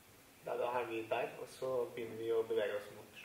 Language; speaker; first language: Norwegian; non-native, fluent; Italian